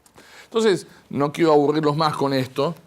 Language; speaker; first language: Spanish; native; Spanish